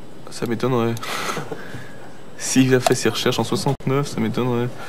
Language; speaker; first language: French; native; French